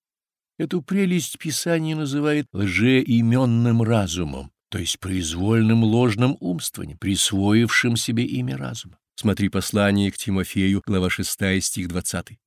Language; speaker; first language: Russian; native; Russian